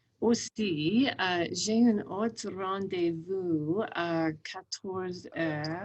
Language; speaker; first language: French; non-native, fluent; English